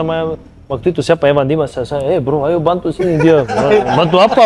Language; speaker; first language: Indonesian; non-native, fluent; Serbian